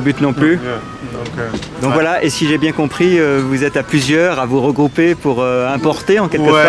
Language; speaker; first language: French; native; French